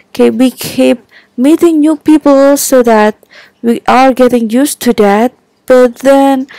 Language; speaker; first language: English; non-native, fluent; Indonesian